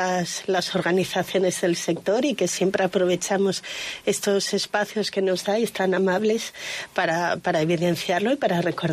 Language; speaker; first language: Spanish; native; Spanish